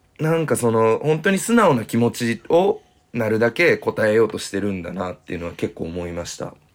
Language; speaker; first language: Japanese; native; Japanese